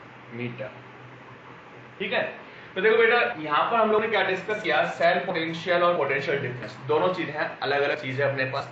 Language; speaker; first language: Hindi; native; Hindi